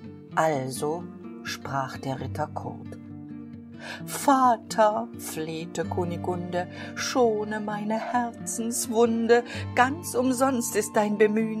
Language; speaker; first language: German; native; German